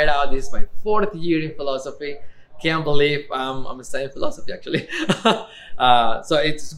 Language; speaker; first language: English; non-native, fluent; Spanish